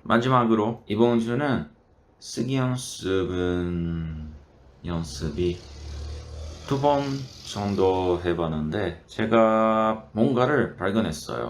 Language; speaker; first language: Korean; non-native, learner; Portuguese